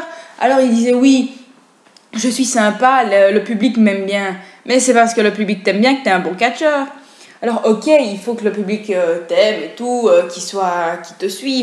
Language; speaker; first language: French; native; French